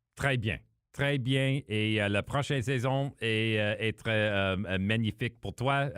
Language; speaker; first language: French; non-native, learner; English